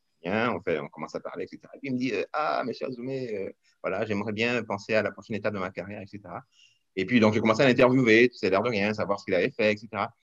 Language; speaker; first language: French; non-native, local second language; Rundi